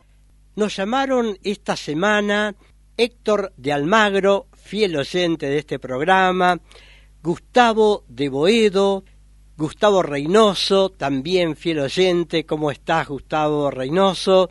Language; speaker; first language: Spanish; native; Spanish